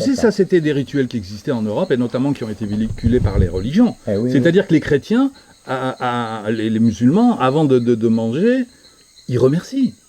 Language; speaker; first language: French; native; French